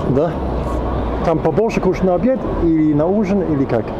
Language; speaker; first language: Russian; non-native, learner; English